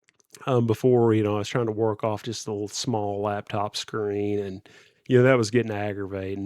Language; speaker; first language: English; native; English